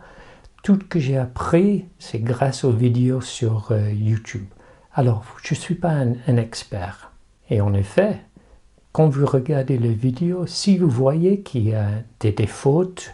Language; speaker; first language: French; non-native, fluent; English